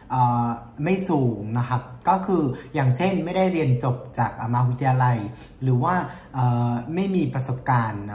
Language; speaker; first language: Thai; non-native, fluent; Vietnamese